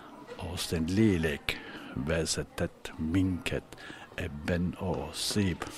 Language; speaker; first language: Hungarian; non-native, learner; French